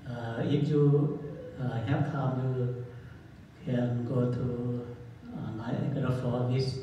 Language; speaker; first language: English; non-native, learner; Thai